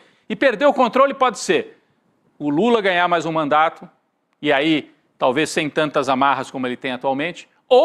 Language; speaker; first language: Portuguese; native; Portuguese